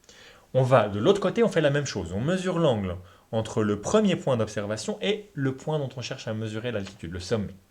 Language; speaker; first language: French; native; French